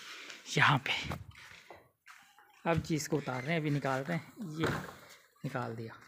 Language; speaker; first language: Hindi; non-native, local second language; Punjabi